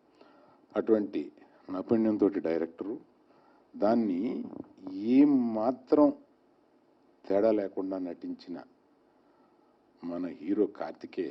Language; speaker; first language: Telugu; native; Telugu